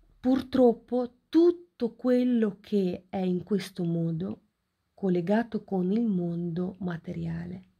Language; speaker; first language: Italian; non-native, fluent; Ukrainian